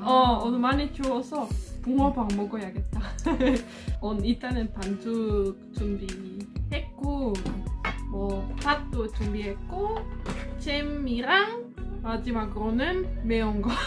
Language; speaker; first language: Korean; non-native, fluent; Dutch